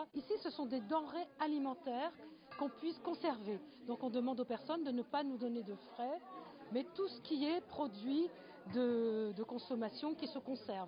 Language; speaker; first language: French; native; French